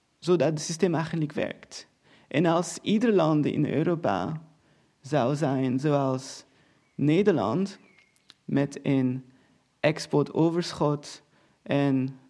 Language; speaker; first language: Dutch; non-native, fluent; Portuguese